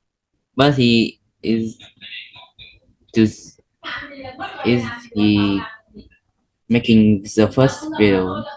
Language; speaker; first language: English; non-native, learner; Vietnamese